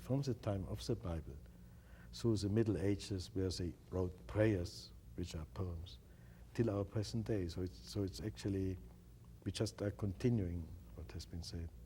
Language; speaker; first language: English; non-native, fluent; German